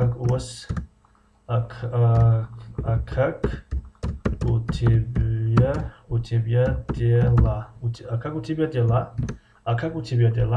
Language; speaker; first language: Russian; non-native, fluent; Tajik